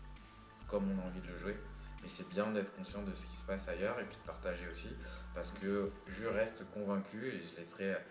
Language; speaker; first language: French; native; French